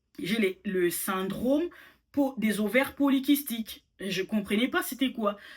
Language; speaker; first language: French; non-native, local second language; Lingala